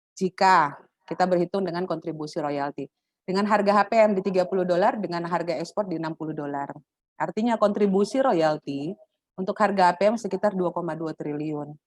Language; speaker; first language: Indonesian; native; Indonesian